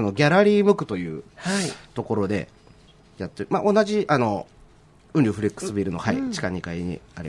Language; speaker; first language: Japanese; native; Japanese